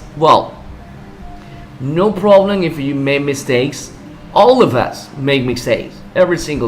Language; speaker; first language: English; non-native, fluent; Spanish